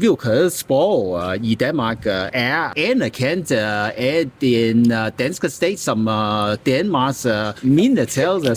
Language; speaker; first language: Danish; non-native, learner; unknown